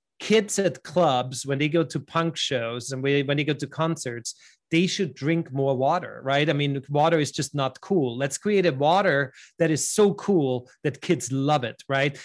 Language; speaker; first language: English; non-native, fluent; German